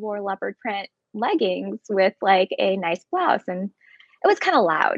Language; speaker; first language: English; native; English